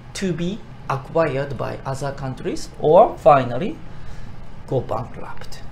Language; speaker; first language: English; non-native, fluent; Japanese